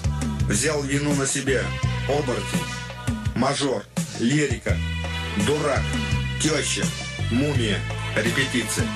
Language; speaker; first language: Russian; native; Russian